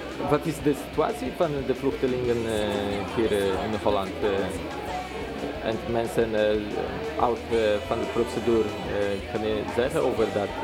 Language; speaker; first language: Dutch; non-native, learner; Polish